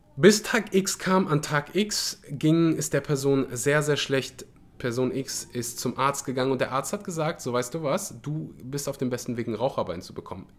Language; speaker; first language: German; early bilingual, other home language; Russian